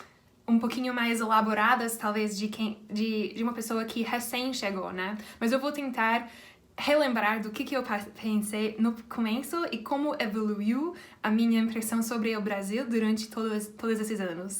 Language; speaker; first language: Portuguese; non-native, fluent; English